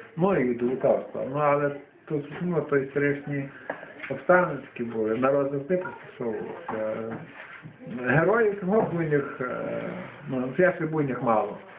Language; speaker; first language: Ukrainian; native; Ukrainian